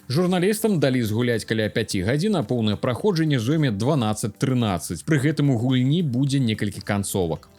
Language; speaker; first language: Belarusian; native; Belarusian